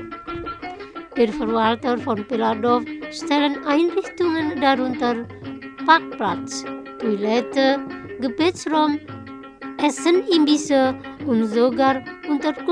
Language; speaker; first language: German; non-native, fluent; Indonesian